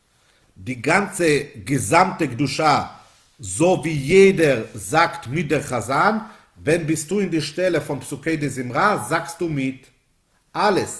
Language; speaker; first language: German; non-native, fluent; Yiddish